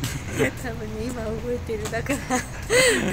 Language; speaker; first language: Japanese; non-native, learner; Georgian